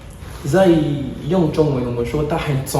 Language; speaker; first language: Chinese; non-native, learner; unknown